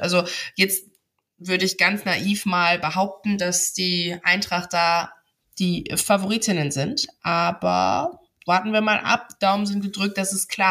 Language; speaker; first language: German; native; German